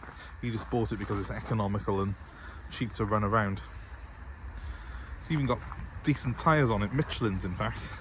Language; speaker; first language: English; native; English